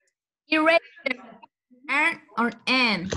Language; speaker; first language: English; non-native, fluent; Spanish